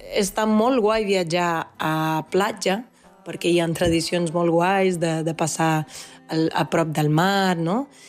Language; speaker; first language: Catalan; non-native, fluent; Portuguese